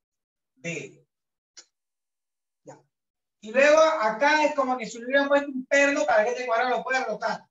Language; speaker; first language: Spanish; native; Spanish